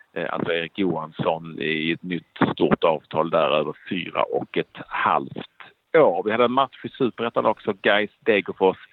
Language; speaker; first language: Swedish; native; Swedish